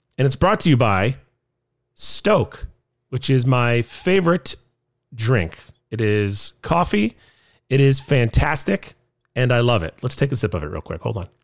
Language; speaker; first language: English; native; English